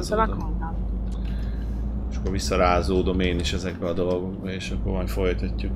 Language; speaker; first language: Hungarian; native; Hungarian